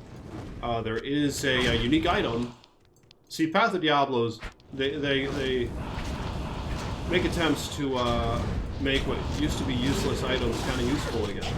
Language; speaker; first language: English; native; English